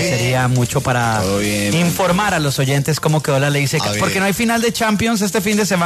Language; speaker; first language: Spanish; native; Spanish